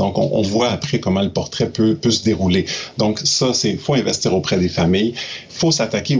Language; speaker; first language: French; native; French